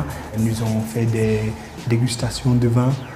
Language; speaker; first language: French; non-native, fluent; English